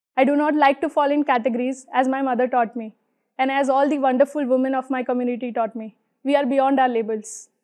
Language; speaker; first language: English; non-native, local second language; Hindi